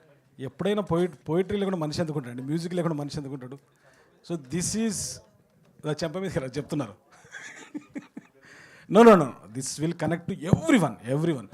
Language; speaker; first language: Telugu; native; Telugu